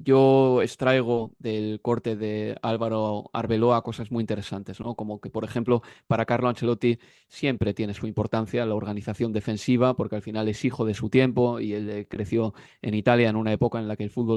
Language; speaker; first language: Spanish; native; Spanish